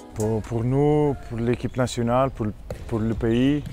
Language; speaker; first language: French; non-native, learner; Portuguese